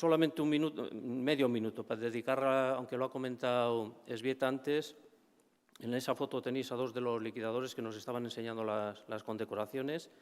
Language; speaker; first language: Spanish; native; Spanish